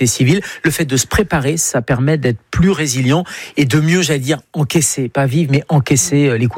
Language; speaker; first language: French; native; French